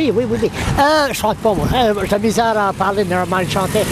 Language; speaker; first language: French; native; French